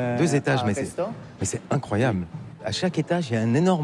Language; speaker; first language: French; native; French